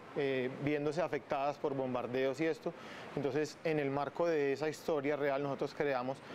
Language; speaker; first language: Spanish; non-native, local second language; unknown